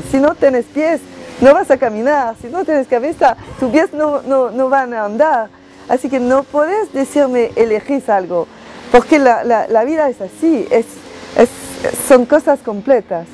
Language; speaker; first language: Spanish; non-native, fluent; French